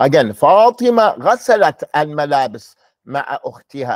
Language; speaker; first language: Arabic; non-native, fluent; English